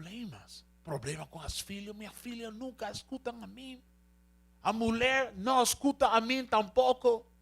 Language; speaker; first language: Portuguese; non-native, learner; Spanish